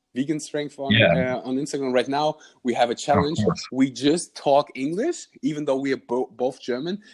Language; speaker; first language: English; non-native, fluent; German